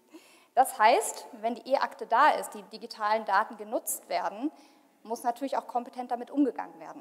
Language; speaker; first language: German; native; German